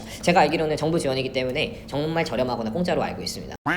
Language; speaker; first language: Korean; early bilingual, heritage; Korean